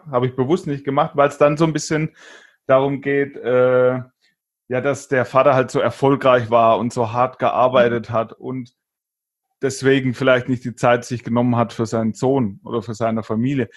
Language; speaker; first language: German; native; German